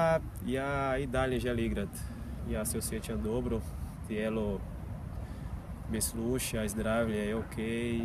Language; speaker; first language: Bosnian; non-native, fluent; Portuguese